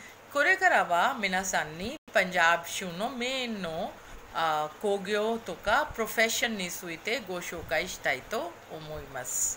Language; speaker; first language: Japanese; non-native, fluent; Hindi